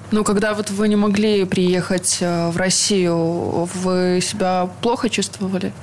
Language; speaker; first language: Russian; native; Russian